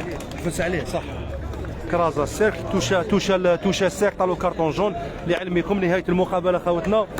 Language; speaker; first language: Arabic; native; Arabic